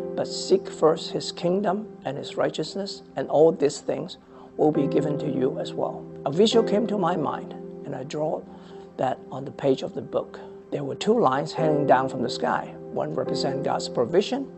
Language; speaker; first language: English; non-native, local second language; Cantonese